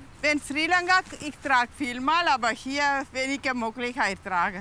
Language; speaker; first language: German; non-native, learner; Tamil